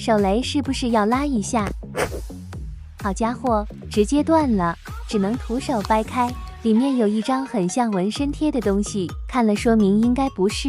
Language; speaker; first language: Chinese; native; Chinese